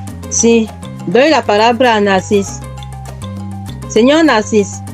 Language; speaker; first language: Spanish; non-native, fluent; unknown